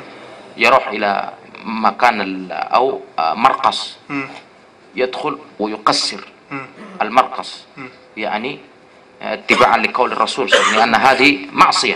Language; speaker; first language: Arabic; non-native, fluent; Indonesian